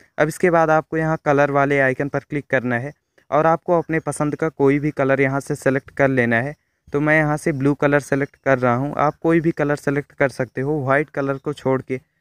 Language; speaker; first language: Hindi; native; Hindi